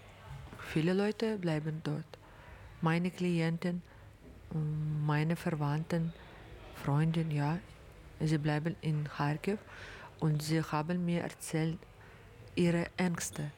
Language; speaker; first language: German; non-native, learner; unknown